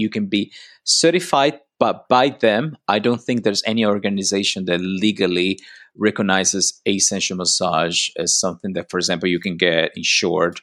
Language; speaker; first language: English; non-native, fluent; Portuguese